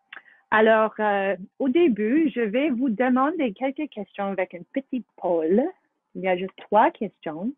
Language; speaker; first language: French; non-native, fluent; English